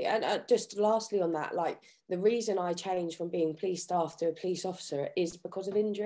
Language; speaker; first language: English; native; English